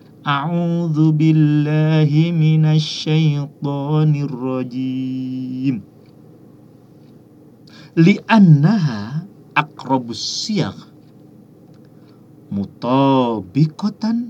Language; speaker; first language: Arabic; non-native, fluent; Indonesian